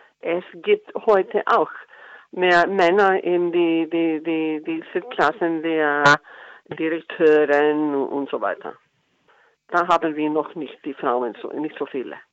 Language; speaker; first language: German; non-native, learner; Icelandic